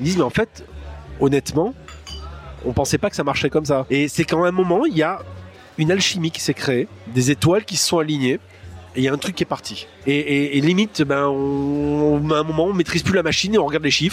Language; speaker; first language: French; native; French